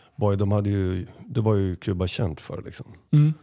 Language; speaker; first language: Swedish; native; Swedish